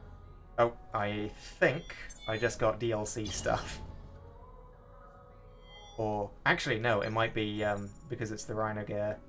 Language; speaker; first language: English; native; English